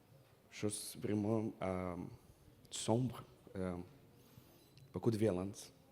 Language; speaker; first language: French; non-native, fluent; Russian